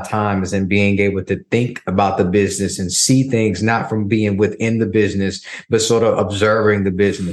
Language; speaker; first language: English; native; English